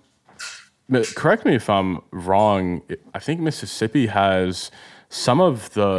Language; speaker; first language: English; early bilingual, other home language; Igbo